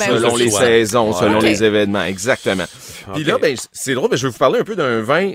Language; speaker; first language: French; native; French